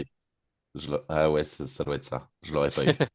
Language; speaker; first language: French; native; French